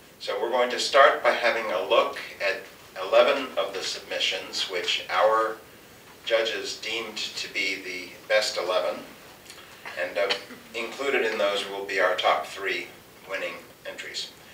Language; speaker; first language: English; native; English